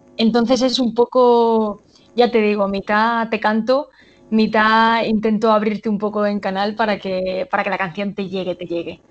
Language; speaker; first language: Spanish; native; Spanish